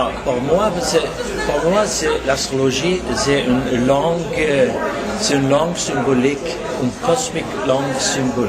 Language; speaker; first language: French; non-native, learner; Norwegian